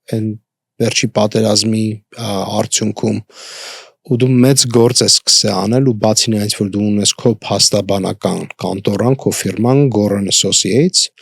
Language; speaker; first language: Armenian; native; Armenian